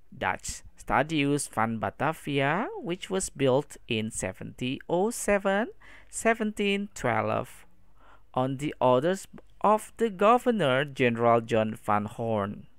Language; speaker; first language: English; non-native, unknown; Indonesian